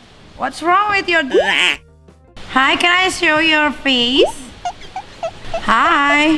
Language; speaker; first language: English; non-native, learner; Indonesian